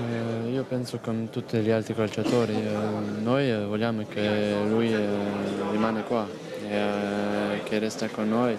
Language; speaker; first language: Italian; non-native, fluent; Bosnian